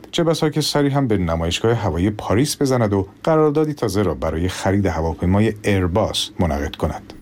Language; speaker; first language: Persian; native; Persian